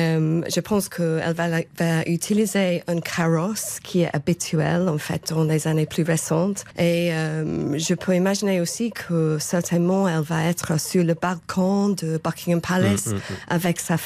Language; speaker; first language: French; non-native, fluent; English